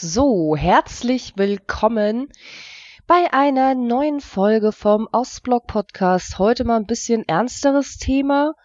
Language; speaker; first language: German; early bilingual, other home language; Russian